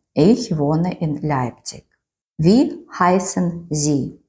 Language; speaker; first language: German; non-native, fluent; Ukrainian